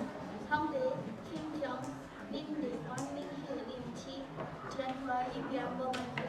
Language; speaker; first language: Chinese; non-native, learner; Indonesian